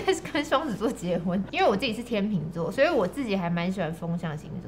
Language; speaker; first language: Chinese; native; Chinese